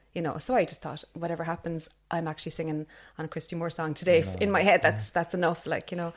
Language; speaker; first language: English; native; English